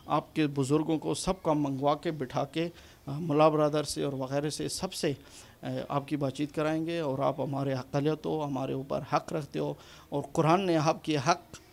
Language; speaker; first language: Urdu; non-native, fluent; Punjabi